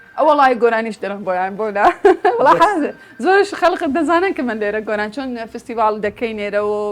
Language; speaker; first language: Central Kurdish; non-native, local second language; Southern Kurdish